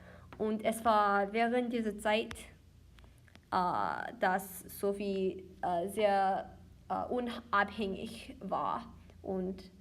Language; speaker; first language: German; non-native, learner; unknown